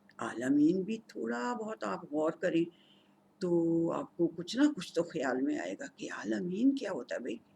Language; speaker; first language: Urdu; non-native, local second language; Punjabi